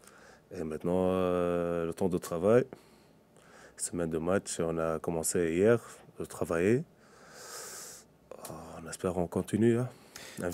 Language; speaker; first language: French; non-native, local second language; Arabic